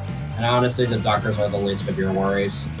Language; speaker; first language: English; native; English